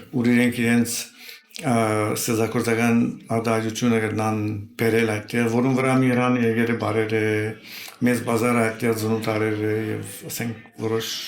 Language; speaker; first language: Armenian; early bilingual, heritage; Armenian